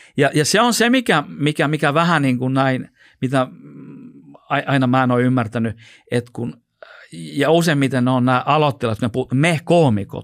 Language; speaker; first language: Finnish; non-native, local second language; Swedish